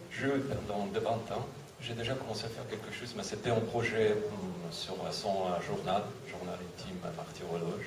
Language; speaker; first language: French; non-native, fluent; Russian